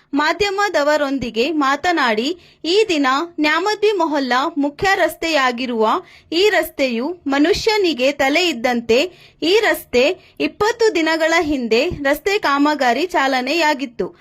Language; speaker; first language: Kannada; native; Kannada